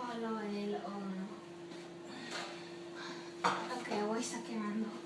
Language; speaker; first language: Spanish; non-native, learner; Dutch